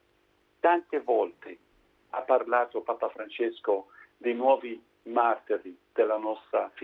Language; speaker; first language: Italian; non-native, fluent; Arabic